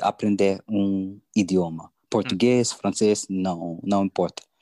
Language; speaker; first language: Portuguese; non-native, learner; English